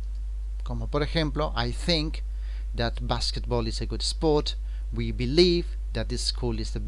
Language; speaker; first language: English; non-native, fluent; Spanish